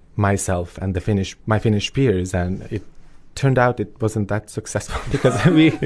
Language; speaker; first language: English; early bilingual, other home language; Albanian